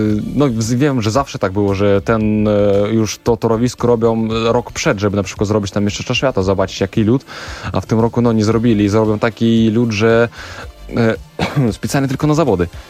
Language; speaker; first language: Polish; non-native, learner; Russian